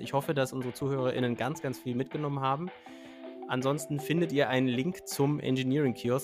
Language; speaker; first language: German; native; German